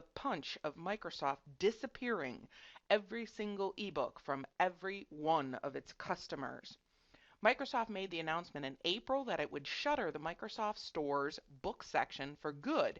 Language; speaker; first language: English; native; English